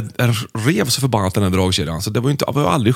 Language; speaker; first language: Swedish; native; Swedish